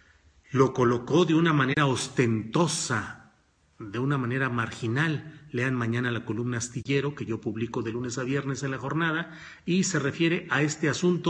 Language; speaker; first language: Spanish; native; Spanish